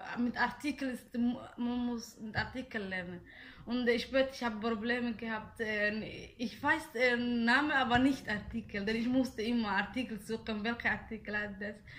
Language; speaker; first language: German; non-native, learner; Somali